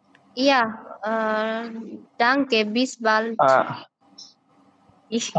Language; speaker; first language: German; non-native, learner; Bangla